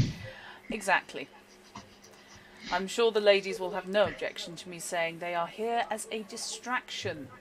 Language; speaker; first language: English; native; English